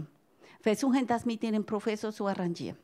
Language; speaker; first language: German; non-native, fluent; Spanish